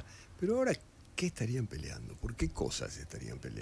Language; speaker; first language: Spanish; native; Spanish